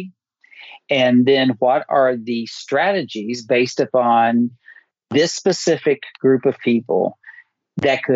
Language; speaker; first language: English; native; English